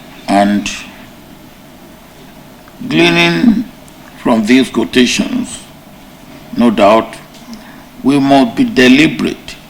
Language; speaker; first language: English; non-native, local second language; Yoruba